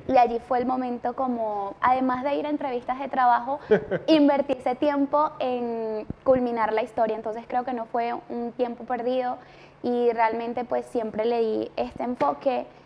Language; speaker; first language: Spanish; native; Spanish